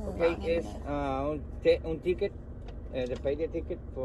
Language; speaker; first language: English; non-native, learner; Spanish